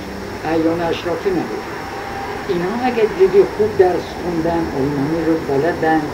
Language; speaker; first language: Persian; native; Persian